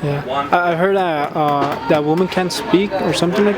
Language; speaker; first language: English; non-native, learner; Spanish